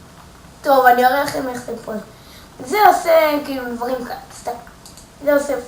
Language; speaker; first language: Hebrew; native; Hebrew